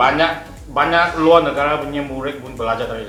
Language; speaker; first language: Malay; non-native, local second language; Chinese